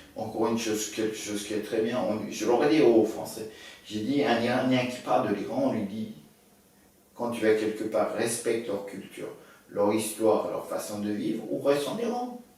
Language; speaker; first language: French; early bilingual, other home language; Persian